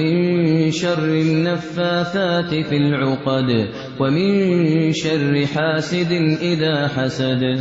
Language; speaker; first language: Arabic; native; Arabic